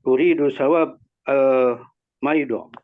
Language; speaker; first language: Arabic; non-native, learner; Indonesian